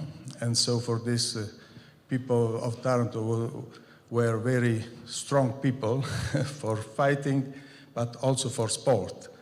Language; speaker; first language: English; non-native, fluent; Italian